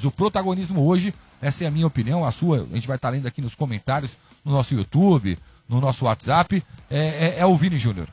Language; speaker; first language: Portuguese; native; Portuguese